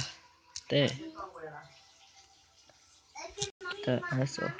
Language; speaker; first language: Spanish; native; Spanish